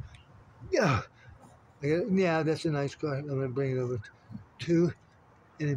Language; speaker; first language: English; native; English